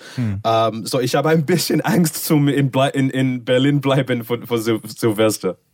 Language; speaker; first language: German; non-native, learner; English